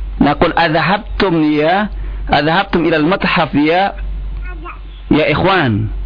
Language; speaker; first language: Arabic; non-native, fluent; Indonesian